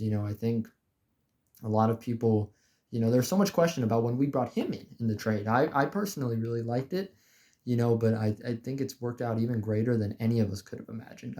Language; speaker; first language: English; native; English